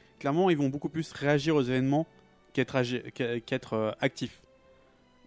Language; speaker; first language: French; native; French